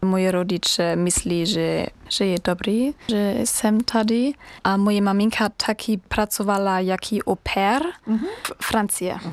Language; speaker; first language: Czech; non-native, learner; German